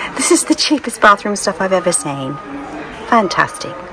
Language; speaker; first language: English; native; English